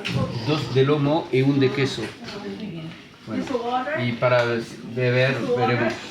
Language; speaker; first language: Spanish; non-native, learner; French